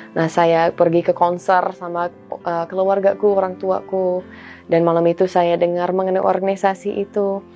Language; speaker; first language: Indonesian; non-native, fluent; English